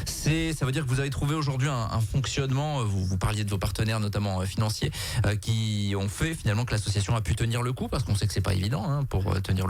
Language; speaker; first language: French; native; French